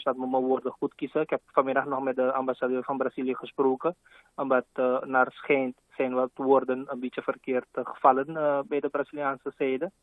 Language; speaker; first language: Dutch; native; Dutch